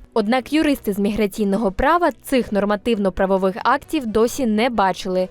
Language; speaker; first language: Ukrainian; native; Ukrainian